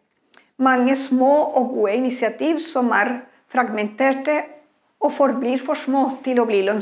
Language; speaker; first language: Norwegian; non-native, fluent; Spanish